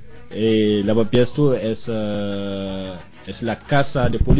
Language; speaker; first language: Spanish; non-native, learner; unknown